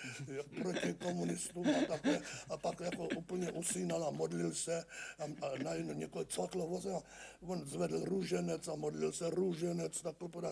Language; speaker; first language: Czech; native; Czech